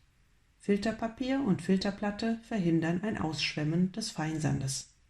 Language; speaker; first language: German; native; German